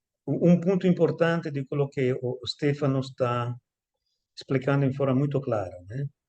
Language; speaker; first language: Portuguese; non-native, fluent; Italian